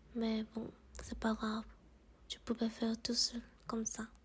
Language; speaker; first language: French; non-native, fluent; Korean